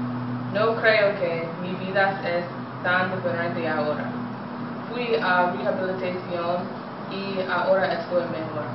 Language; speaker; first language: Spanish; non-native, learner; English